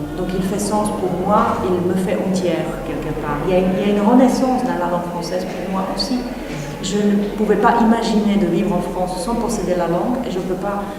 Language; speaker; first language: French; non-native, fluent; Czech